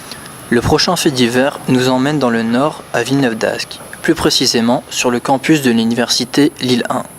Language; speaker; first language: French; native; French